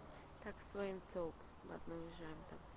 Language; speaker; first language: Russian; native; Russian